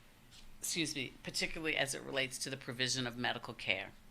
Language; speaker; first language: English; native; English